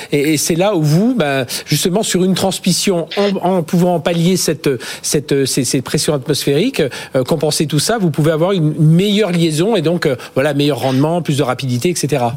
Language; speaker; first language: French; native; French